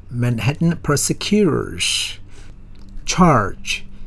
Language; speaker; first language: English; non-native, fluent; Korean